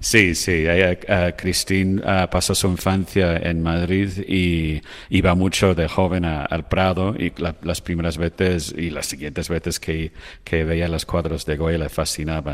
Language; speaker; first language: Spanish; non-native, fluent; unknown